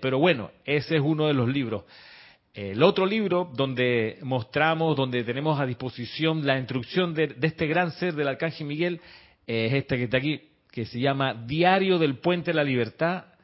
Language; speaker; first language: Spanish; native; Spanish